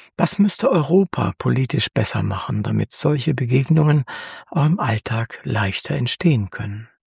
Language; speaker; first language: German; native; German